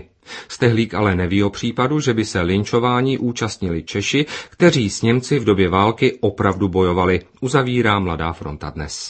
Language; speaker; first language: Czech; native; Czech